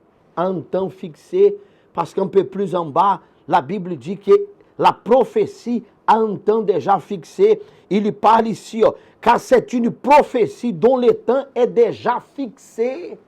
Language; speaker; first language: French; non-native, fluent; Portuguese